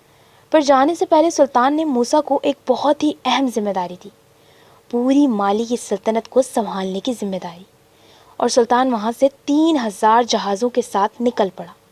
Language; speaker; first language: Urdu; native; Urdu